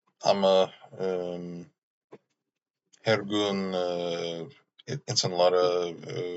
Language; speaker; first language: Turkish; non-native, learner; English